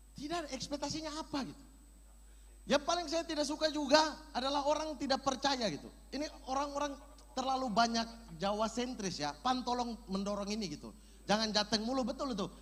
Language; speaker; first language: Indonesian; native; Indonesian